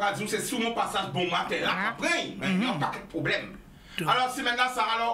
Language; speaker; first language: French; non-native, local second language; Guadeloupean Creole French